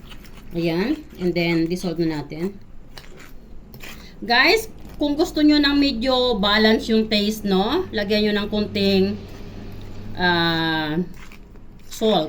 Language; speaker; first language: Filipino; native; Filipino